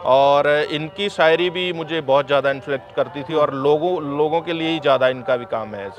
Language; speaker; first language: Hindi; native; Hindi